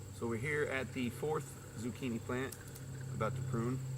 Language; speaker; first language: English; native; English